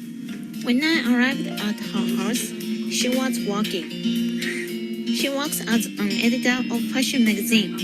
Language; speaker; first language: English; non-native, learner; Japanese